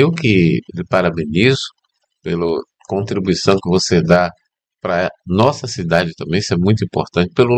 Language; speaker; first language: Portuguese; native; Portuguese